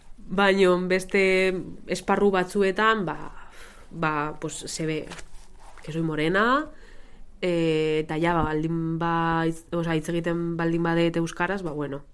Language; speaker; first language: Basque; non-native, local second language; Spanish